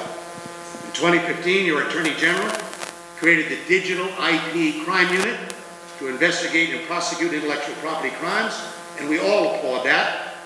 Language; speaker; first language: English; native; English